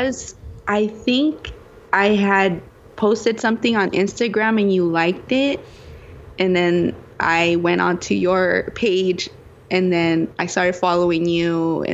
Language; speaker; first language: English; early bilingual, other home language; Spanish